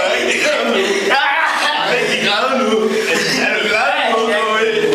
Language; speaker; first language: Danish; native; Danish